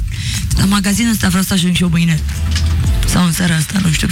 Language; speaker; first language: Romanian; native; Romanian